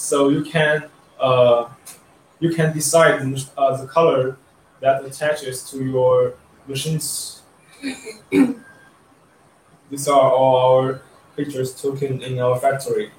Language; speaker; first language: English; non-native, learner; Chinese